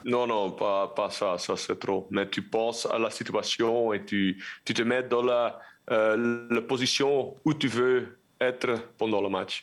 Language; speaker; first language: French; non-native, local second language; Dutch